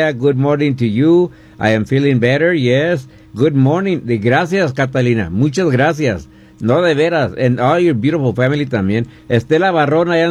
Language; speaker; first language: Spanish; early bilingual, heritage; Spanish